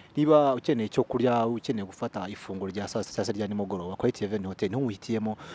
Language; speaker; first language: Kinyarwanda; native; Kinyarwanda